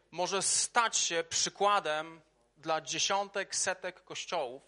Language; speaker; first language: Polish; native; Polish